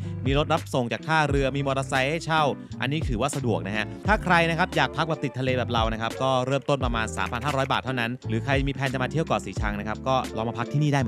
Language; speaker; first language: Thai; native; Thai